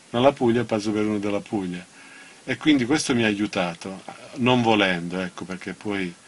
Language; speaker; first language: Italian; non-native, local second language; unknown